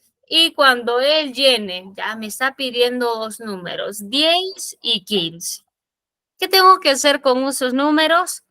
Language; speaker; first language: Spanish; native; Spanish